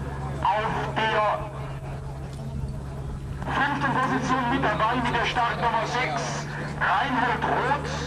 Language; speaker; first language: German; native; German